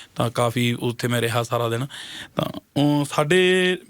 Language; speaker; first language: Punjabi; native; Punjabi